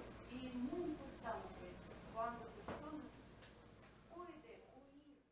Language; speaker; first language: Spanish; non-native, learner; Russian